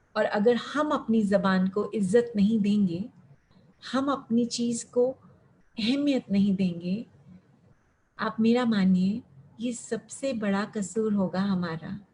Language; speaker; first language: Hindi; early bilingual, heritage; Hindi